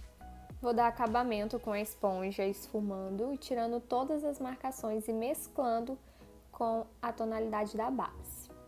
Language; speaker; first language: Portuguese; native; Portuguese